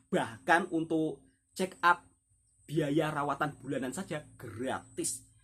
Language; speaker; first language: Indonesian; native; Indonesian